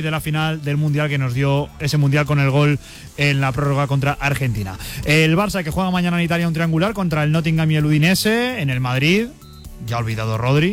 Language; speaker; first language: Spanish; native; Spanish